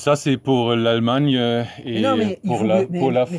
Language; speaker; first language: French; non-native, fluent; German